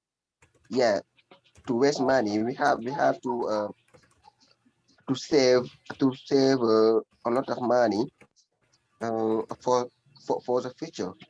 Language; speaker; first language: English; non-native, learner; French